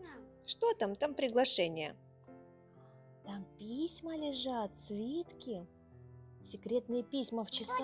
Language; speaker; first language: Russian; native; Russian